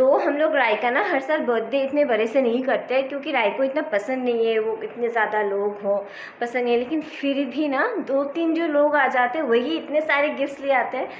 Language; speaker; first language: Hindi; non-native, local second language; Bangla